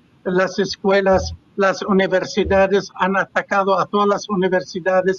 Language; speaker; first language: Spanish; non-native, fluent; Arabic